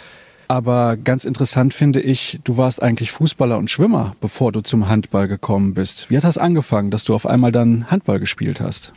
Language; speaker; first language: German; native; German